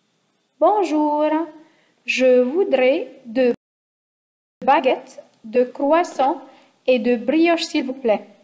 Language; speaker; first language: French; non-native, fluent; English